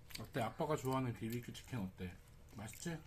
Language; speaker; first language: Korean; native; Korean